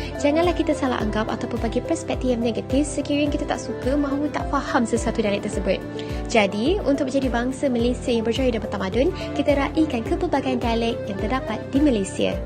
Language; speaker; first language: Malay; native; Malay